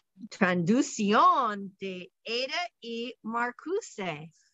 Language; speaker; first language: Spanish; non-native, learner; English